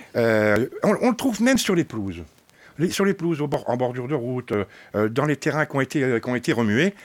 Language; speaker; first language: French; native; French